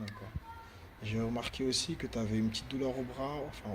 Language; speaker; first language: French; native; French